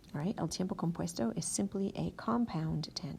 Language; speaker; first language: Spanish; non-native, fluent; English